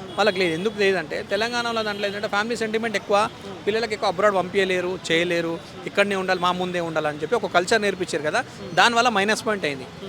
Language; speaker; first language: Telugu; native; Telugu